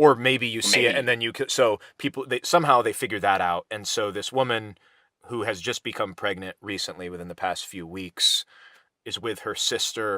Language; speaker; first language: English; native; English